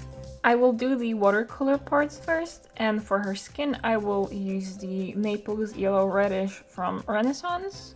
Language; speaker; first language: English; non-native, fluent; Polish